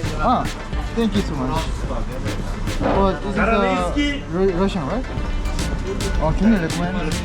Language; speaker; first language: English; non-native, learner; Korean